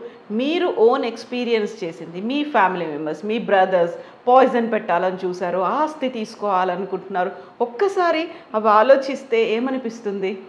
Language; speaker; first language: Telugu; native; Telugu